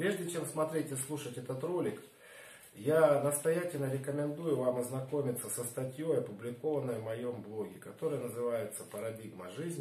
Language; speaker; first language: Russian; native; Russian